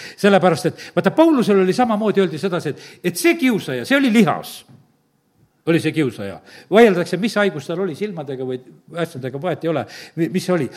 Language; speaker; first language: Estonian; native; Estonian